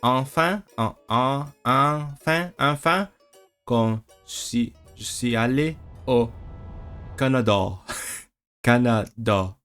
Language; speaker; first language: French; non-native, learner; Cantonese